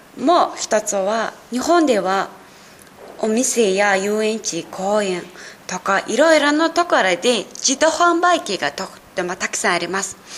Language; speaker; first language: Japanese; non-native, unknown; Mongolian